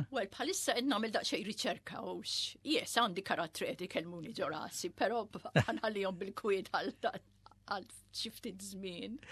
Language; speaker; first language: Maltese; early bilingual, heritage; Maltese